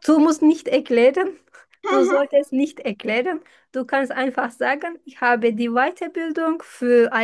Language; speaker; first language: German; non-native, fluent; Turkish